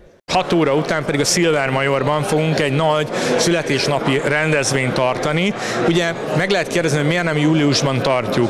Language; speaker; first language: Hungarian; native; Hungarian